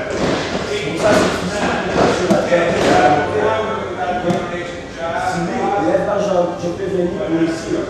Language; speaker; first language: French; non-native, learner; Portuguese